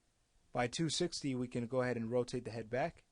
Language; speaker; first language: English; native; English